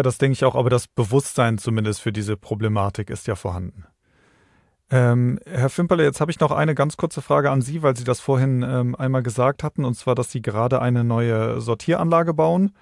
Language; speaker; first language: German; native; German